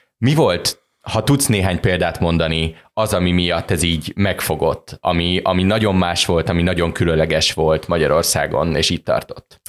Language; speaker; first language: Hungarian; native; Hungarian